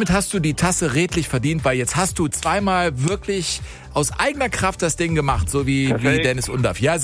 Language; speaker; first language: German; native; German